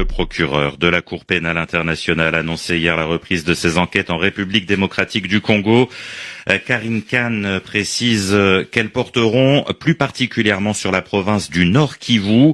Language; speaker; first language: French; native; French